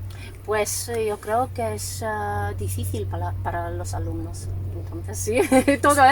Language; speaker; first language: Spanish; non-native, fluent; Polish